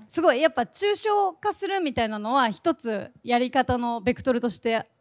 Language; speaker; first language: Japanese; native; Japanese